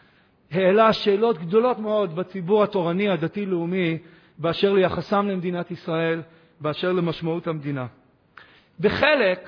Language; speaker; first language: Hebrew; native; Hebrew